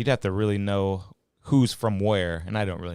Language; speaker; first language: English; native; English